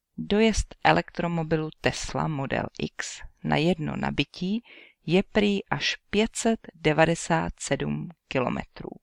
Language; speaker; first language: Czech; native; Czech